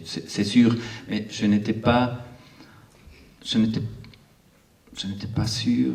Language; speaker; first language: French; non-native, local second language; Arabic